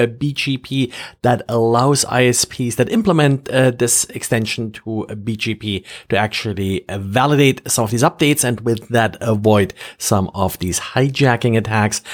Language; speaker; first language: English; non-native, fluent; German